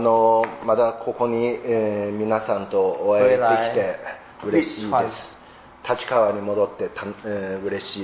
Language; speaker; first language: Japanese; non-native, fluent; Chinese